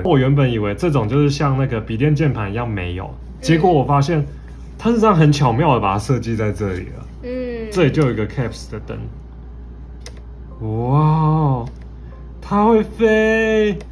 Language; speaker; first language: Chinese; native; Chinese